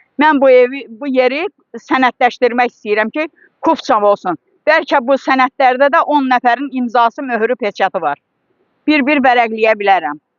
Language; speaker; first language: Azerbaijani; native; Azerbaijani